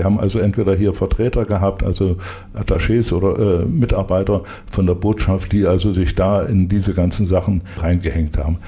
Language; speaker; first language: German; native; German